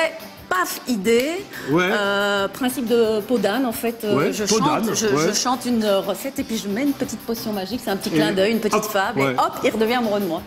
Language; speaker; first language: French; native; French